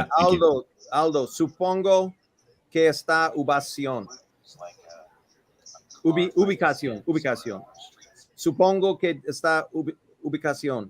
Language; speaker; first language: Spanish; non-native, learner; English